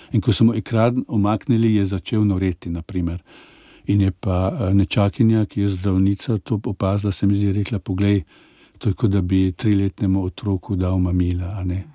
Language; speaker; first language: Slovenian; native; Slovenian